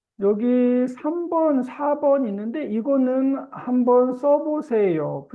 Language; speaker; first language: Korean; native; Korean